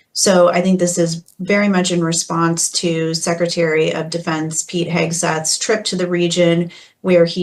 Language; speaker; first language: English; native; English